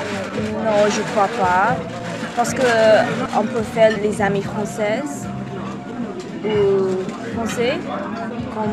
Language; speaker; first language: French; non-native, learner; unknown